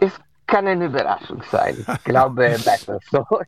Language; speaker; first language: German; non-native, local second language; Italian